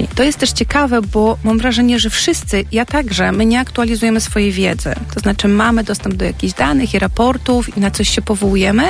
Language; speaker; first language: Polish; native; Polish